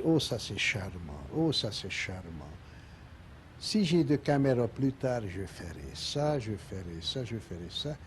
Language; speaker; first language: French; non-native, learner; Hungarian